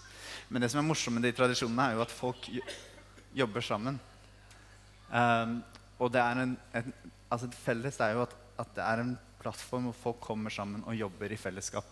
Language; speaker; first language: Norwegian; native; Norwegian